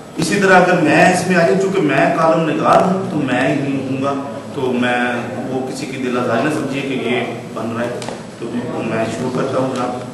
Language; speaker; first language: Urdu; non-native, local second language; Punjabi